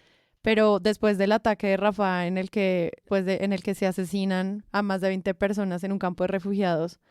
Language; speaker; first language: Spanish; native; Spanish